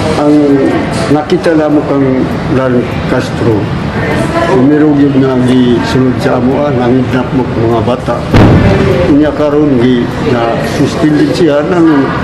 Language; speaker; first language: Cebuano; non-native, local second language; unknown